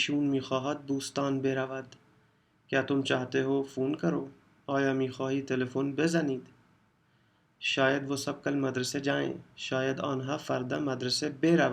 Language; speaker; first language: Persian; non-native, fluent; Urdu